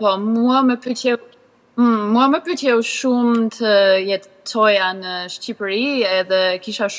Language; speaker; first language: Albanian; early bilingual, heritage; Albanian